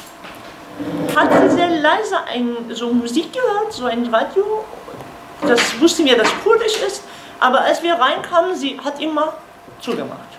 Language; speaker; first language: German; non-native, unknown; Kurdish